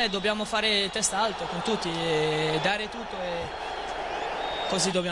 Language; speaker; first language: Italian; non-native, learner; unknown